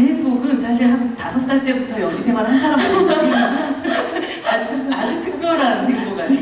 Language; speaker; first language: Korean; native; Korean